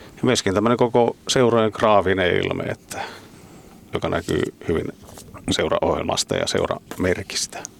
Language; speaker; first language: Finnish; native; Finnish